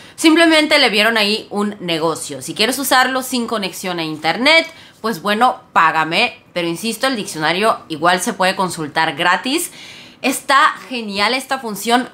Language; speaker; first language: Spanish; non-native, fluent; Bulgarian